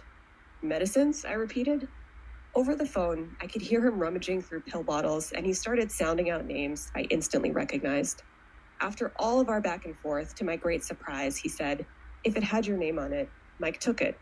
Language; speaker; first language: English; native; English